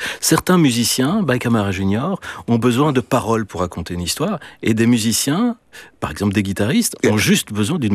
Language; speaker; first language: French; native; French